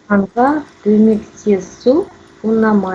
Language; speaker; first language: Kazakh; non-native, learner; Russian